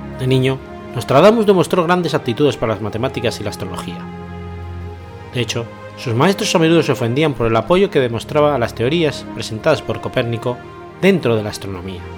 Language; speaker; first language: Spanish; native; Spanish